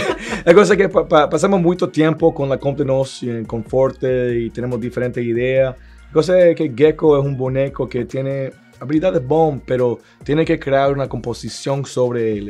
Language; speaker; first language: Portuguese; non-native, learner; Spanish